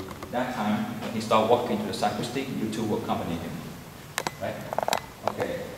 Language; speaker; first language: English; non-native, fluent; Vietnamese